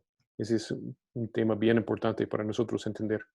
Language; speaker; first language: Spanish; non-native, fluent; English